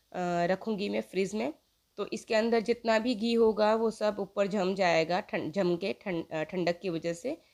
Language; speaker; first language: Hindi; native; Hindi